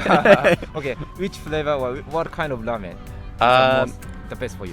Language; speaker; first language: English; non-native, learner; Japanese